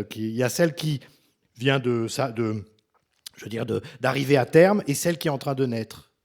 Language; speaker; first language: French; native; French